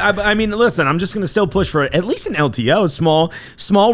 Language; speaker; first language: English; native; English